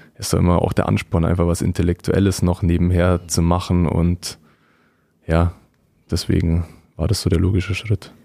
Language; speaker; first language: German; native; German